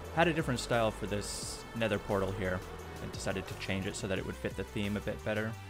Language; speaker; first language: English; native; English